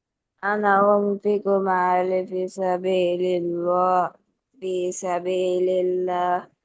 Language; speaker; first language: Arabic; non-native, learner; Bangla